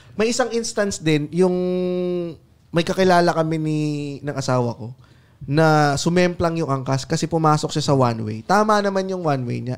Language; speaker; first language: Filipino; native; Filipino